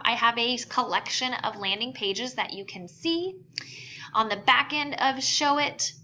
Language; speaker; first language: English; native; English